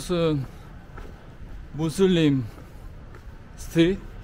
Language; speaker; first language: Korean; non-native, learner; English